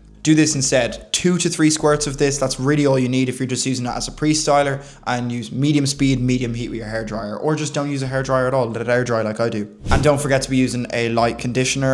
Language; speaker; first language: English; native; English